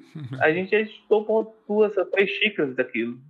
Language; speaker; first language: Portuguese; non-native, fluent; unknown